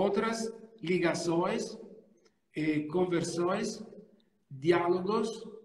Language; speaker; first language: Portuguese; non-native, learner; Italian